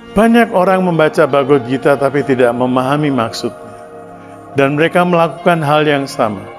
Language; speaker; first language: Indonesian; early bilingual, other home language; Sindhi